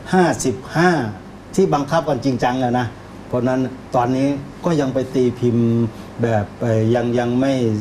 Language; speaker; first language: Thai; native; Thai